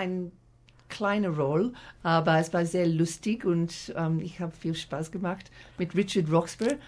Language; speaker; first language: German; non-native, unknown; English